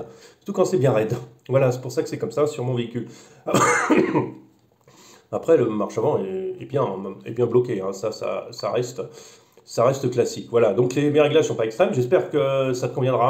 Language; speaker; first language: French; native; French